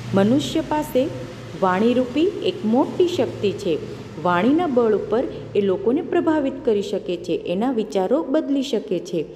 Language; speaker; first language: Hindi; non-native, local second language; Gujarati